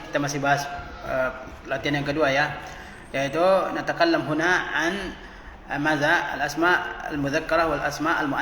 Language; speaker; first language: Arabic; non-native, fluent; Indonesian